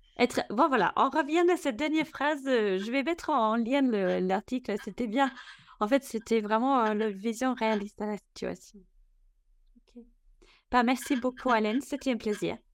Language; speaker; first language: French; non-native, fluent; English